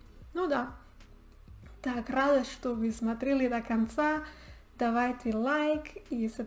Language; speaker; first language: Russian; non-native, learner; Spanish